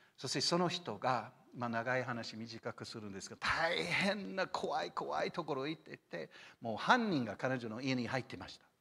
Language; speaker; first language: Japanese; non-native, fluent; English